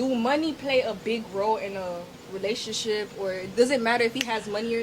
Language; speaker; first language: English; native; English